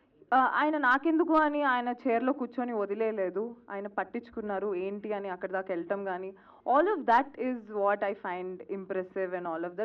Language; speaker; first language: Telugu; native; Telugu